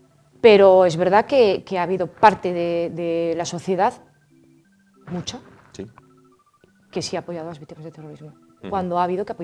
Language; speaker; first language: Spanish; native; Spanish